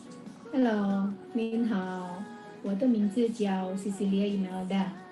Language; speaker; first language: Chinese; non-native, learner; Indonesian